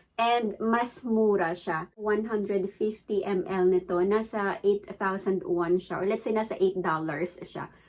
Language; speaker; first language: Filipino; native; Filipino